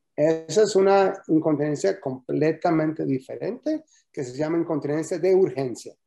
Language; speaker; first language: Spanish; early bilingual, heritage; Spanish